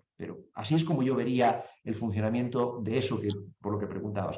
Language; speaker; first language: Spanish; native; Spanish